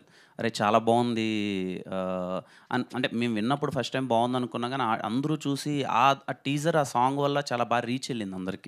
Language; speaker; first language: Telugu; native; Telugu